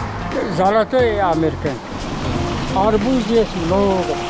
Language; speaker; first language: Russian; non-native, local second language; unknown